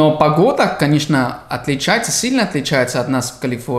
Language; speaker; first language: Russian; non-native, fluent; English